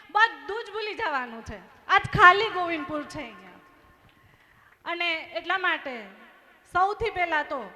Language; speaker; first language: Gujarati; native; Gujarati